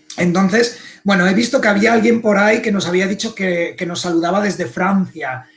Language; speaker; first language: Spanish; native; Spanish